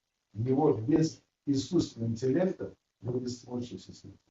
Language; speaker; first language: Russian; non-native, local second language; Uzbek